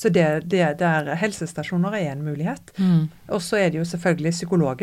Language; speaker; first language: Norwegian; native; Norwegian